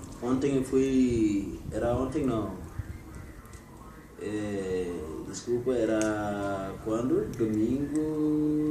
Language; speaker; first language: Portuguese; non-native, learner; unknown